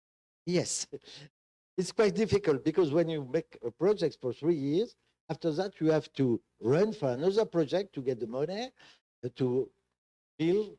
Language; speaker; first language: English; non-native, fluent; French